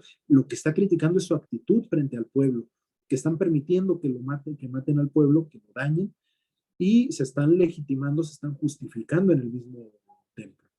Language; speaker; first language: Spanish; native; Spanish